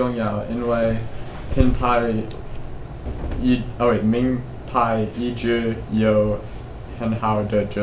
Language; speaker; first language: Chinese; non-native, learner; English